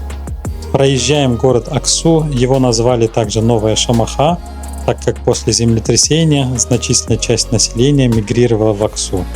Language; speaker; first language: Russian; native; Russian